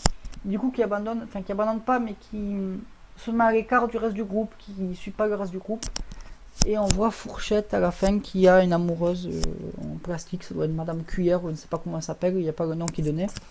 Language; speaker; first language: French; native; French